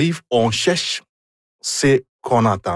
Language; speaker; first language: French; non-native, fluent; Igbo